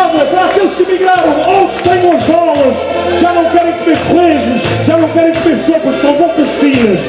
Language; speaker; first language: Portuguese; early bilingual, heritage; Portuguese